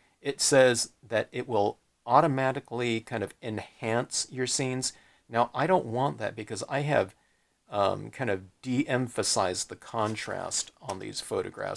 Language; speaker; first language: English; native; English